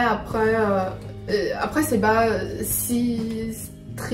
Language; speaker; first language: French; non-native, fluent; Chinese